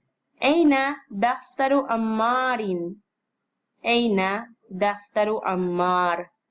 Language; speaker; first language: Arabic; non-native, fluent; Spanish